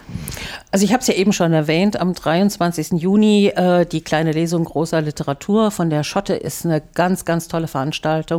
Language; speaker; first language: German; native; German